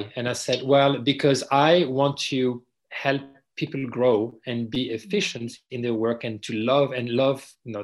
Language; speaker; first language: English; non-native, fluent; French